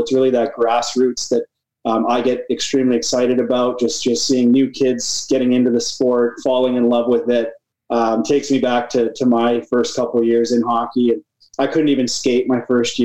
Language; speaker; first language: English; native; English